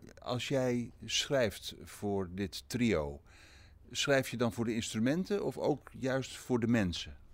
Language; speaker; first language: Dutch; native; Dutch